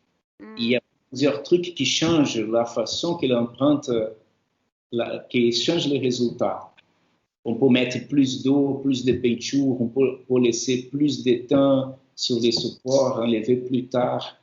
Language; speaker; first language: French; non-native, fluent; Portuguese